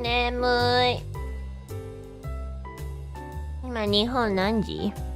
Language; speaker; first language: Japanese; non-native, learner; Chinese